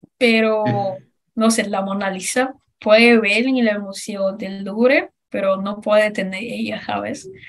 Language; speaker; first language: Spanish; non-native, learner; Portuguese